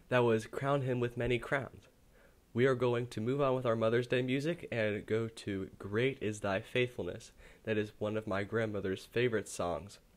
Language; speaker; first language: English; native; English